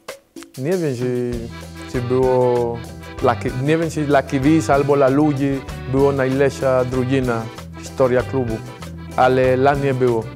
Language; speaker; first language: Polish; non-native, learner; Spanish